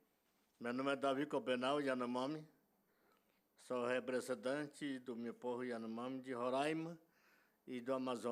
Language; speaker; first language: Portuguese; non-native, local second language; Yanomámi